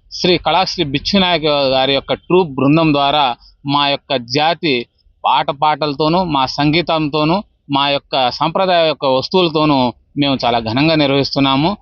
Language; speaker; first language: Telugu; non-native, local second language; Lambadi